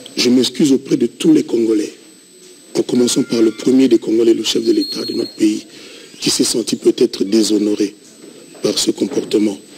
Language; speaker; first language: French; non-native, local second language; Lingala